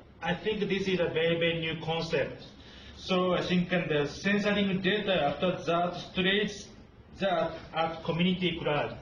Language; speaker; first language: English; non-native, fluent; Japanese